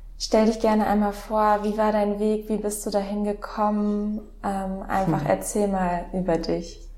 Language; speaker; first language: German; native; German